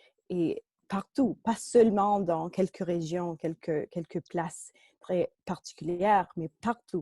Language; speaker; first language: French; non-native, local second language; English